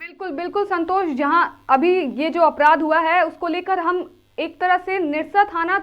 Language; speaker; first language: Hindi; native; Hindi